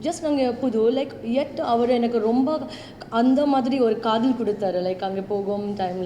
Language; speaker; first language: Tamil; non-native, learner; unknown